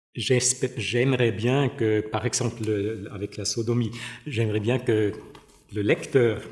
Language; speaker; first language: French; non-native, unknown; German